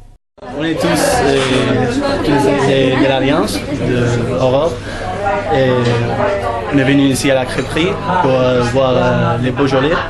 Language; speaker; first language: French; non-native, learner; Spanish